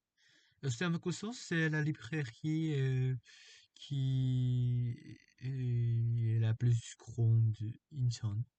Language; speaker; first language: French; non-native, fluent; Korean